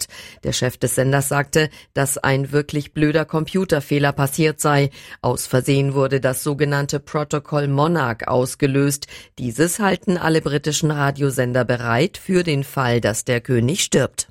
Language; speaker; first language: German; native; German